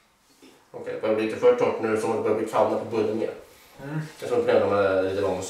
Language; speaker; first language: Swedish; native; Swedish